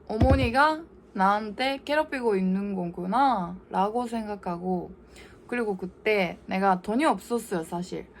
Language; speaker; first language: Korean; non-native, learner; Japanese